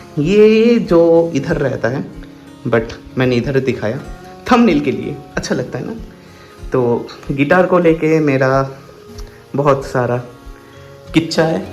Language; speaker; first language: Hindi; non-native, local second language; Bangla